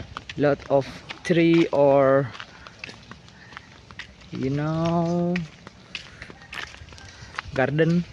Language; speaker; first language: English; non-native, learner; Indonesian